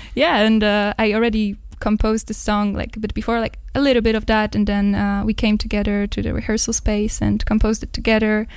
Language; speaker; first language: English; non-native, fluent; Polish